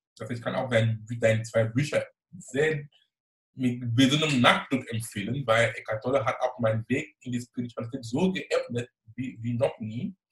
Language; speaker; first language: German; non-native, fluent; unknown